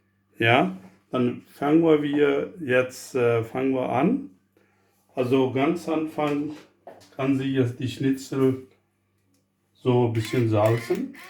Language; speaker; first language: German; non-native, learner; Urdu